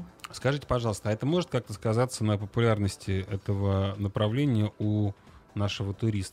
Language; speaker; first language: Russian; native; Russian